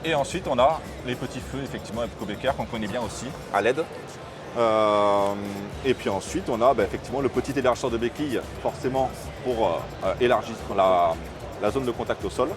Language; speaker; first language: French; native; French